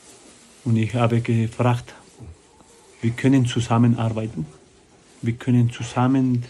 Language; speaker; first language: German; non-native, learner; Spanish